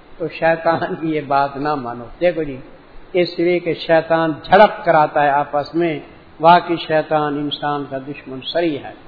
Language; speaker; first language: Urdu; non-native, local second language; Punjabi